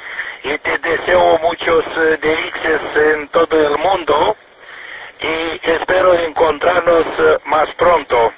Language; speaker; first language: Spanish; non-native, learner; Romanian